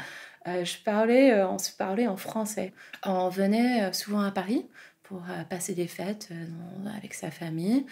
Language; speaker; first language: French; non-native, fluent; English